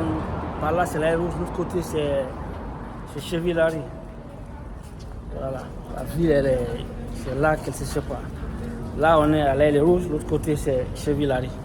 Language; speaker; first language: French; native; French